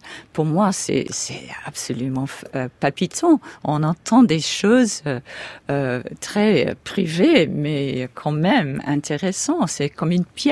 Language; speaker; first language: French; non-native, fluent; English